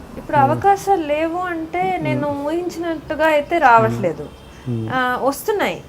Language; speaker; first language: Telugu; native; Telugu